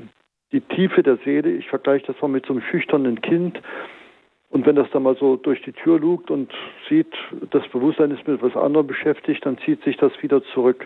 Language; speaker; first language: German; native; German